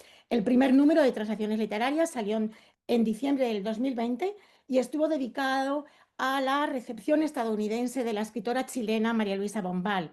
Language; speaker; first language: Spanish; native; Spanish